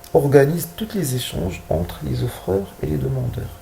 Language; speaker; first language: French; non-native, local second language; Arabic